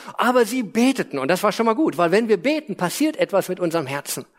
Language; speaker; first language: German; native; German